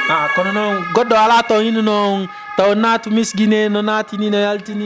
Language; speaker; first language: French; non-native, local second language; Fula